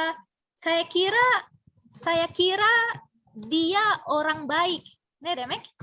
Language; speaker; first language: Indonesian; non-native, fluent; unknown